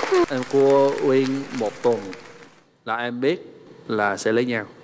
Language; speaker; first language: Vietnamese; non-native, fluent; English